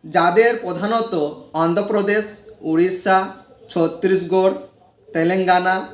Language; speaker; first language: Bangla; non-native, local second language; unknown